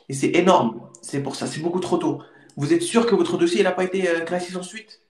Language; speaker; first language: French; native; French